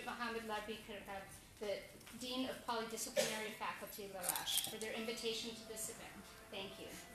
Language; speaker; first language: English; native; English